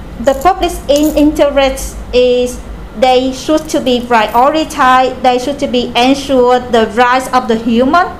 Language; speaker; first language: English; non-native, learner; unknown